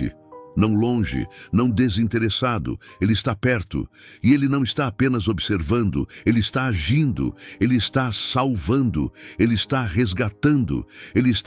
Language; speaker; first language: Portuguese; native; Portuguese